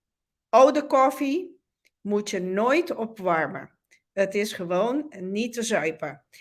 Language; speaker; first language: Dutch; non-native, local second language; Papiamento